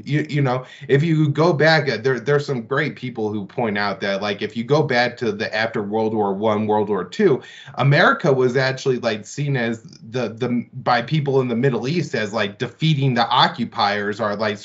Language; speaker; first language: English; native; English